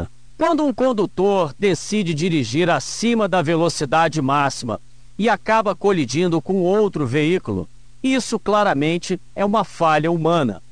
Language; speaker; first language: Portuguese; native; Portuguese